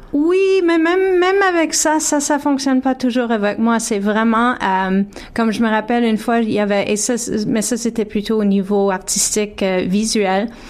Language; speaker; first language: French; native; French